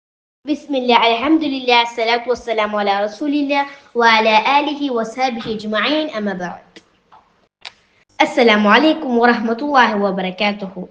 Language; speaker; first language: Arabic; non-native, learner; Malayalam